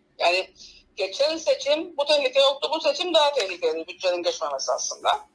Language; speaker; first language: Turkish; native; Turkish